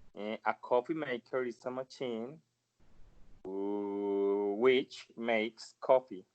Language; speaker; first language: English; non-native, learner; Spanish